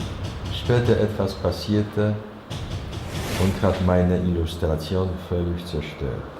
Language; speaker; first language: German; non-native, learner; Chinese